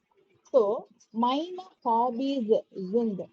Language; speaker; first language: German; non-native, fluent; Tamil